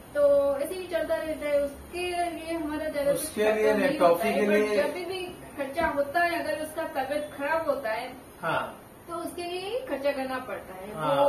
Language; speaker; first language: Hindi; non-native, local second language; Odia